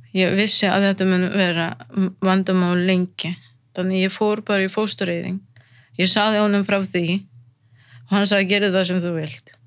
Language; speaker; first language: Icelandic; non-native, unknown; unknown